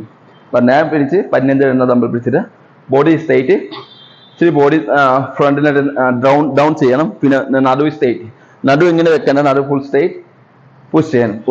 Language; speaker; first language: Malayalam; non-native, learner; Assamese